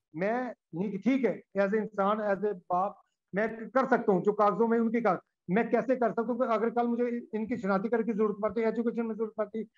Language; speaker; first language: Urdu; native; Urdu